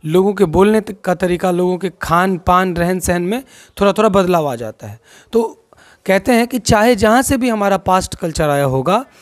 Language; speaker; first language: Hindi; non-native, local second language; Maithili